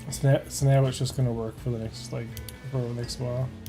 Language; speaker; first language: English; native; English